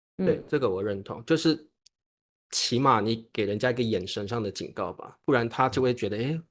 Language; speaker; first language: Chinese; native; Chinese